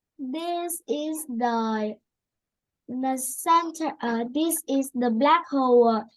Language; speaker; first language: English; non-native, learner; Vietnamese